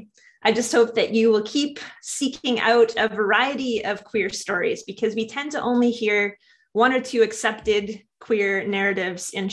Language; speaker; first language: English; native; English